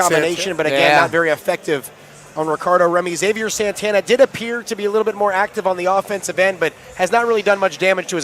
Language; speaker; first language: English; native; English